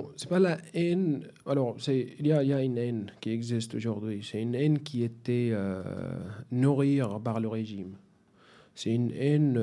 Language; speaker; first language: French; non-native, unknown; Arabic